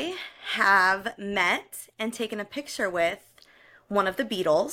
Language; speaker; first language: English; native; English